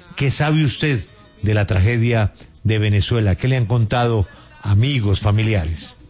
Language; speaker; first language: Spanish; native; Spanish